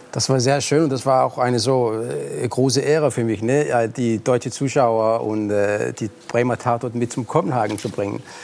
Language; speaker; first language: German; non-native, fluent; Arabic